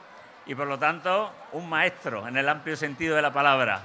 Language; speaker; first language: Spanish; native; Spanish